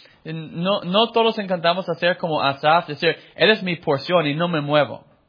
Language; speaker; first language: Spanish; non-native, fluent; English